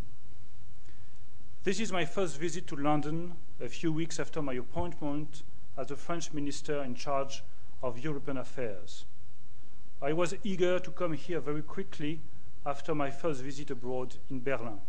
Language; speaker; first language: English; non-native, fluent; French